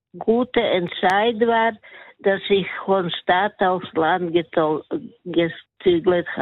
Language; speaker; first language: German; non-native, fluent; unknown